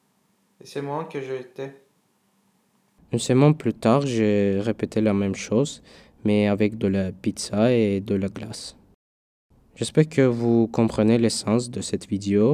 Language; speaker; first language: French; non-native, learner; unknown